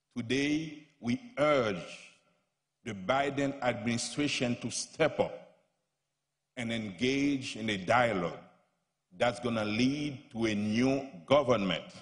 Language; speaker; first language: English; non-native, fluent; Haitian Creole